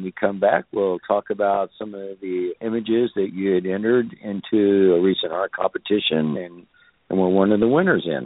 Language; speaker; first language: English; native; English